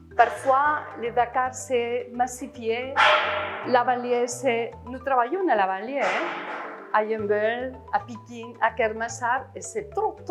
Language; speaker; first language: French; non-native, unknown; Spanish